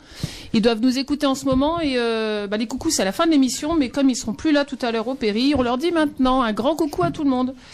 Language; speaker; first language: French; native; French